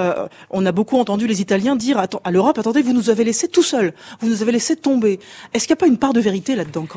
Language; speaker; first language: French; native; French